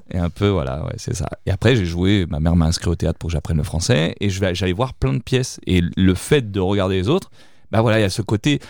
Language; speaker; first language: French; early bilingual, other home language; Italian